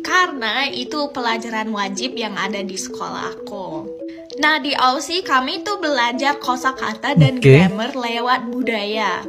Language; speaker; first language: Indonesian; non-native, fluent; English